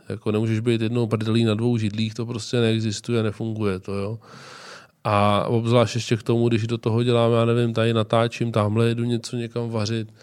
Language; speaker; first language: Czech; native; Czech